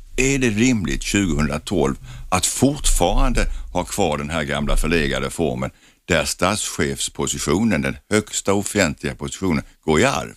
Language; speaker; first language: Swedish; native; Swedish